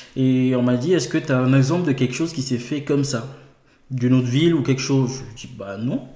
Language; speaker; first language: French; non-native, local second language; Ewe